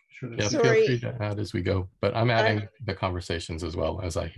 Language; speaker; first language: English; native; English